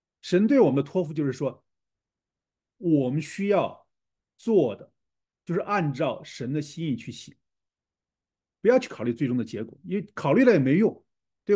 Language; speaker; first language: Chinese; native; Chinese